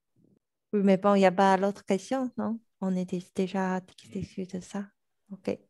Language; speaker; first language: French; non-native, learner; Chinese